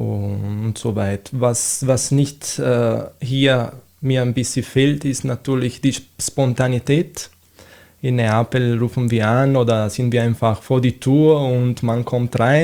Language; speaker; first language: German; non-native, fluent; Italian